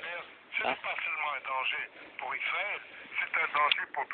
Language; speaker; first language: French; native; French